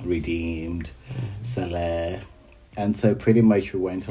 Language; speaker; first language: English; non-native, local second language; Yoruba